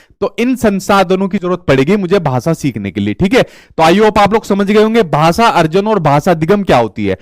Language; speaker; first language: Hindi; native; Hindi